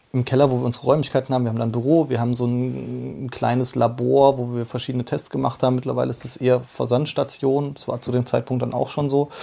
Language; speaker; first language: German; native; German